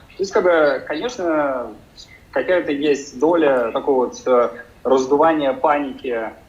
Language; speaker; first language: Russian; native; Russian